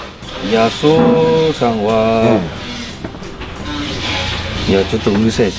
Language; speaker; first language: Japanese; non-native, learner; Vietnamese